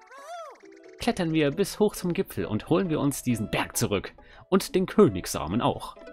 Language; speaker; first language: German; native; German